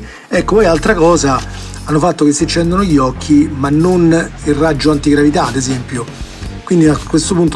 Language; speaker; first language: Italian; native; Italian